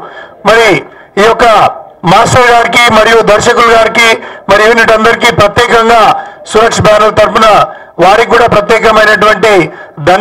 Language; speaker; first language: Telugu; native; Telugu